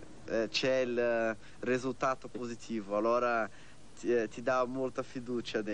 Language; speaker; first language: Italian; non-native, learner; Portuguese